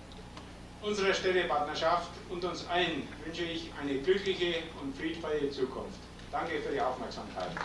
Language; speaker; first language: German; native; German